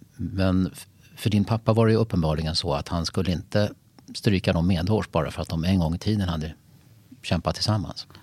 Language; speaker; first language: Swedish; native; Swedish